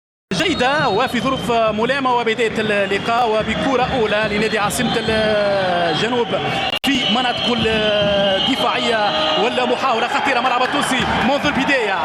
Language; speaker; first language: Arabic; native; Arabic